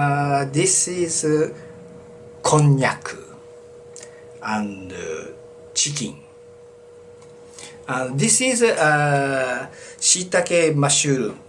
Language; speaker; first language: English; non-native, learner; Japanese